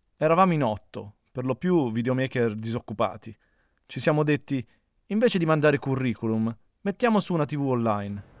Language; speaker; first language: Italian; native; Italian